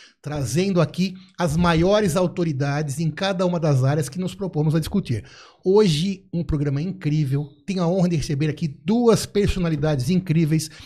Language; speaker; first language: Portuguese; native; Portuguese